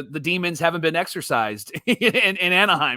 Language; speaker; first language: English; native; English